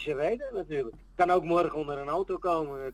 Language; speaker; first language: Dutch; native; Dutch